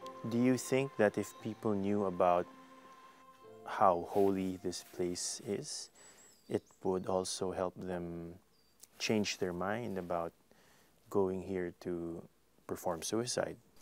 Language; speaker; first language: English; non-native, local second language; Filipino